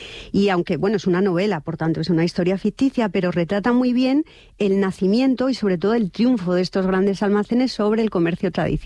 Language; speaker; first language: Spanish; native; Spanish